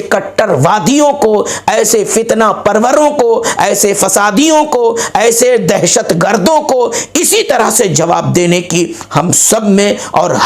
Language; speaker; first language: Urdu; native; Urdu